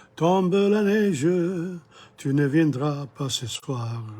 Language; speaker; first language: French; non-native, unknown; English